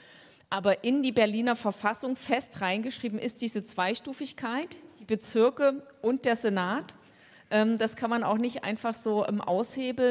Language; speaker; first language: German; native; German